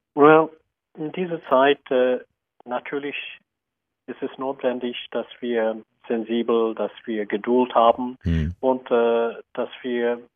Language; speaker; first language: German; non-native, fluent; English